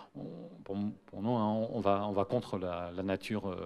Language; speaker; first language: French; native; French